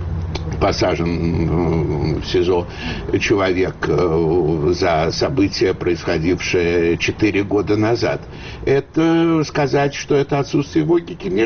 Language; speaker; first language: Russian; native; Russian